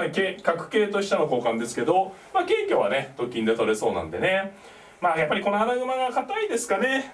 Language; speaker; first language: Japanese; native; Japanese